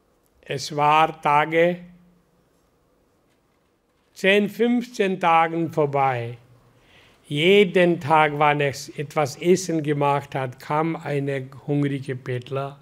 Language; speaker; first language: German; non-native, learner; Hindi